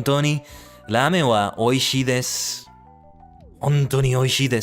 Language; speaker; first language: Japanese; non-native, learner; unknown